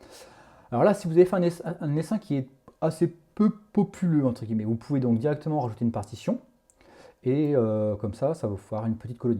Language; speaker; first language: French; native; French